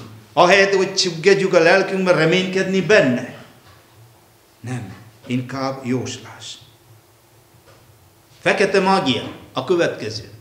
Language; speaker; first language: Hungarian; non-native, fluent; Malayalam